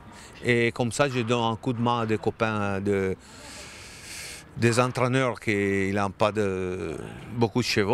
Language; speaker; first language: French; non-native, learner; Italian